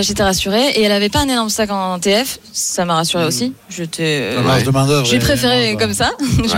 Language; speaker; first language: French; native; French